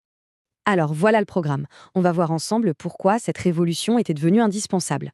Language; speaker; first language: French; native; French